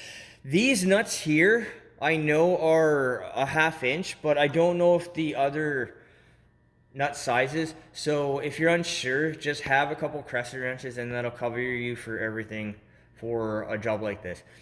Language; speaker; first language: English; native; English